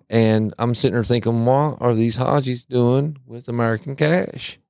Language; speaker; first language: English; native; English